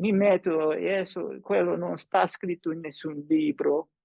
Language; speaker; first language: Italian; non-native, fluent; English